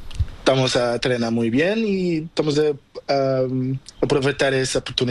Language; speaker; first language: Spanish; non-native, learner; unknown